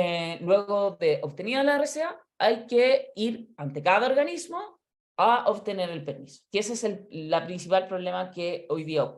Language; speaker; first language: Spanish; native; Spanish